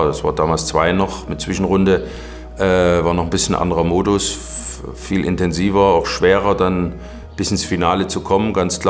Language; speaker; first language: German; native; German